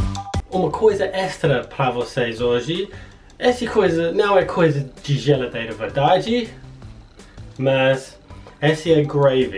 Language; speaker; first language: Portuguese; non-native, learner; English